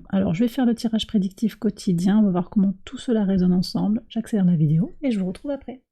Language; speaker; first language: French; native; French